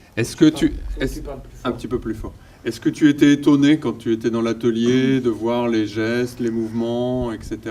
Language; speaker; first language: French; native; French